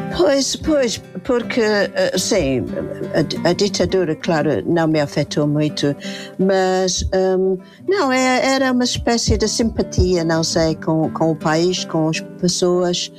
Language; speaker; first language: Portuguese; non-native, fluent; English